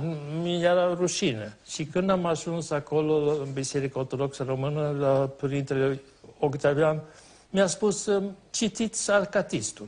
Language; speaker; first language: Romanian; non-native, fluent; Swedish